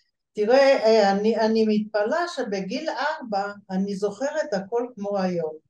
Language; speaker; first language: Hebrew; early bilingual, other home language; Bulgarian